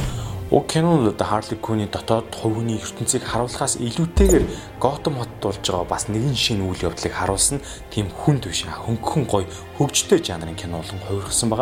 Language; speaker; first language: Mongolian; native; Mongolian